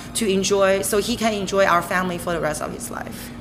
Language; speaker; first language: English; non-native, fluent; Chinese